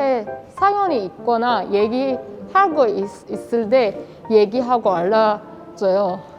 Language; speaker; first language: Korean; non-native, fluent; Persian